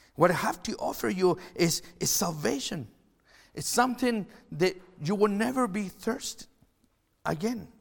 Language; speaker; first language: English; non-native, fluent; Spanish